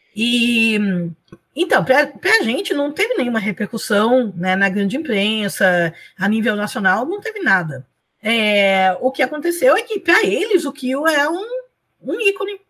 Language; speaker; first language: Portuguese; early bilingual, other home language; Spanish